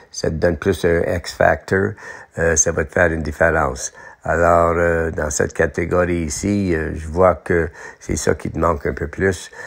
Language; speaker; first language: French; non-native, local second language; English